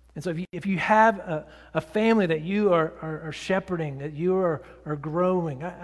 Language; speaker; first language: English; native; English